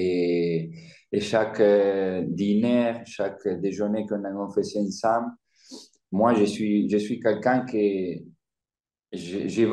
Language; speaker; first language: French; non-native, fluent; Spanish